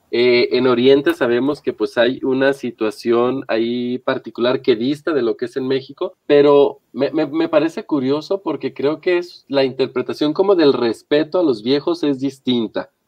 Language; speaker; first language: Spanish; native; Spanish